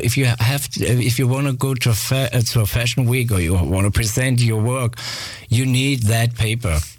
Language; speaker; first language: English; non-native, fluent; Greek